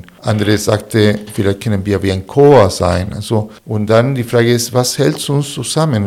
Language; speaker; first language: German; non-native, fluent; Spanish